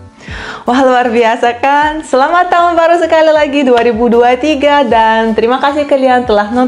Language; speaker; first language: Indonesian; non-native, fluent; Russian